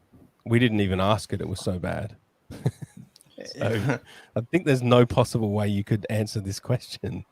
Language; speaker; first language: English; native; English